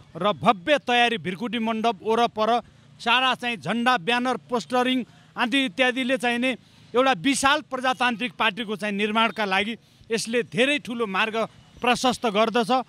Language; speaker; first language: Nepali; native; Nepali